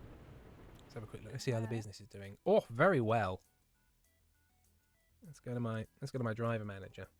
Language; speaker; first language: English; native; English